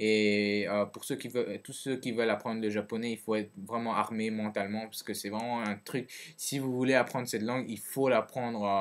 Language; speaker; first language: French; early bilingual, other home language; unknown